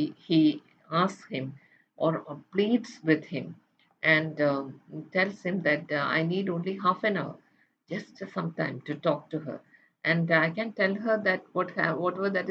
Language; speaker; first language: English; non-native, local second language; Malayalam